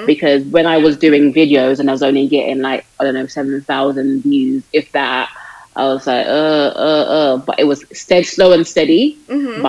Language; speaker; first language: English; native; English